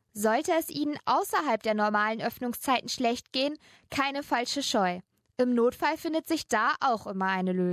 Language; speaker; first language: German; native; German